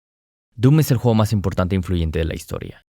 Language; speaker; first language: Spanish; native; Spanish